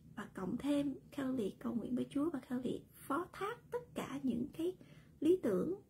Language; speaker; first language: Vietnamese; early bilingual, heritage; Vietnamese